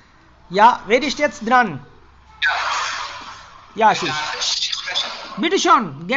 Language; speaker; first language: German; non-native, fluent; Hindi